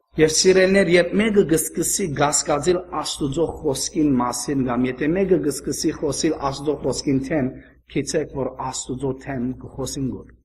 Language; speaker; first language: Armenian; early bilingual, heritage; Armenian